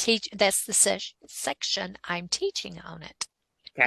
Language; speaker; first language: English; native; English